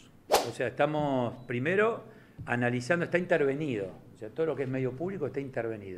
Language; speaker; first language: Spanish; native; Spanish